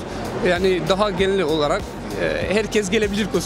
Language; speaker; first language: Turkish; non-native, fluent; Albanian